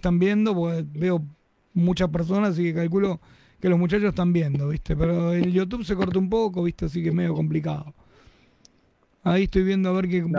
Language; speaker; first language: Spanish; native; Spanish